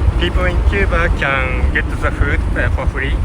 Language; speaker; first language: English; non-native, learner; Japanese